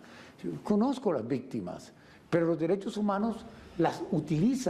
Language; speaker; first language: Spanish; native; Spanish